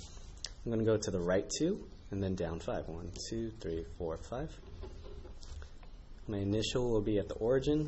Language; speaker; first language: English; native; English